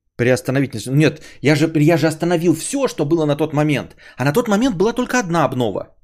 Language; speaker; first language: Russian; native; Russian